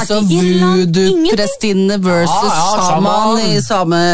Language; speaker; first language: Norwegian; native; Norwegian